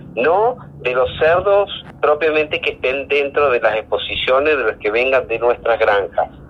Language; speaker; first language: Spanish; native; Spanish